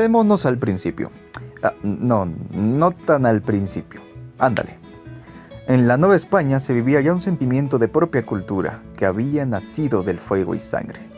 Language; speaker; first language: Spanish; native; Spanish